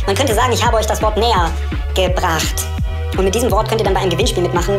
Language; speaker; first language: German; native; German